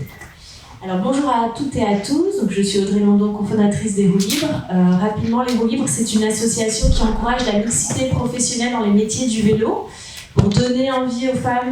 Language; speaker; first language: French; native; French